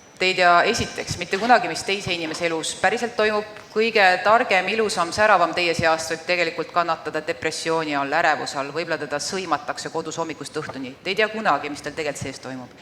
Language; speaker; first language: Estonian; native; Estonian